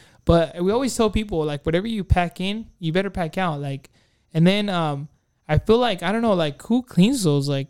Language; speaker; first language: English; early bilingual, other home language; Spanish